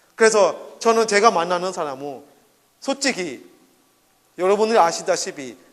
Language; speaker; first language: Korean; non-native, fluent; Burmese